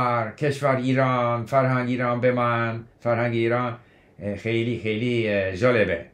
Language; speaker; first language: Persian; non-native, learner; English